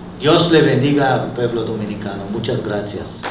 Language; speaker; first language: Spanish; non-native, fluent; Hebrew